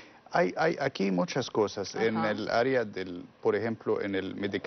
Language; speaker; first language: Spanish; non-native, learner; Arabic